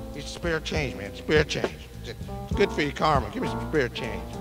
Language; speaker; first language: English; native; English